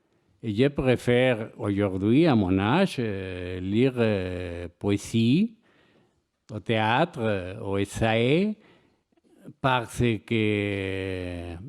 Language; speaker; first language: French; non-native, learner; Spanish